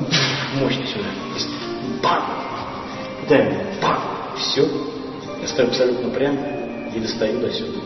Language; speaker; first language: Russian; native; Russian